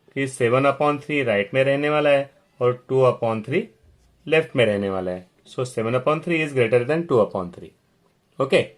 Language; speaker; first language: Hindi; non-native, local second language; Marathi